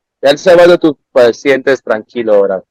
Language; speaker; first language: Spanish; non-native, learner; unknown